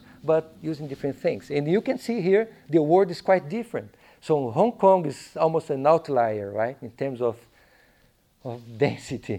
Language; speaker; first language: English; non-native, fluent; Portuguese